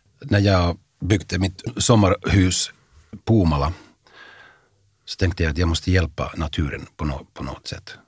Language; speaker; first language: Swedish; non-native, fluent; Finnish